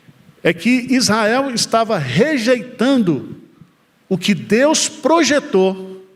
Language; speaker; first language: Portuguese; native; Portuguese